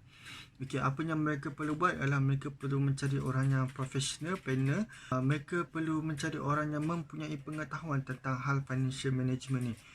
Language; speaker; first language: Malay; native; Malay